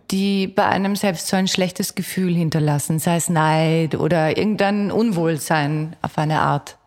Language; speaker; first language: German; native; German